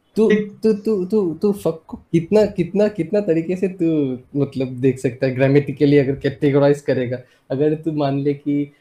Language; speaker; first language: Hindi; non-native, local second language; Assamese